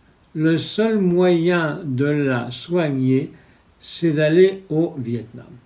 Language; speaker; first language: French; non-native, fluent; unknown